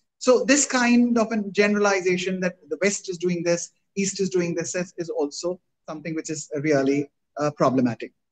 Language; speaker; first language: English; non-native, local second language; Hindi